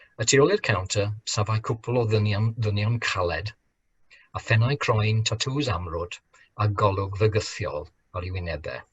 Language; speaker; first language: Welsh; non-native, fluent; English